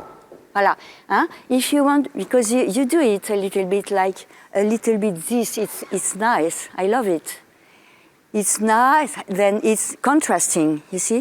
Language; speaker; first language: English; non-native, fluent; French